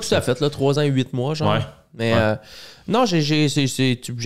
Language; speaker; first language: French; native; French